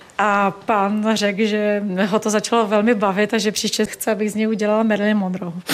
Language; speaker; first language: Czech; native; Czech